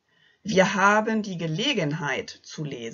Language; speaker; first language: German; non-native, fluent; French